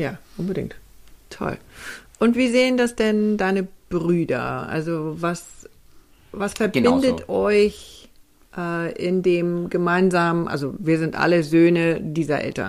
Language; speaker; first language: German; native; German